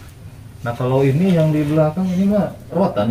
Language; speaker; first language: Indonesian; native; Indonesian